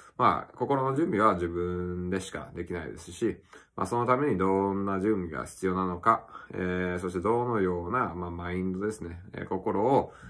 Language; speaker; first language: Japanese; early bilingual, other home language; English